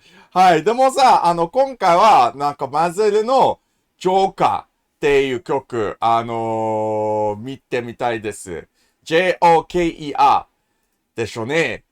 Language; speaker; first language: Japanese; non-native, learner; English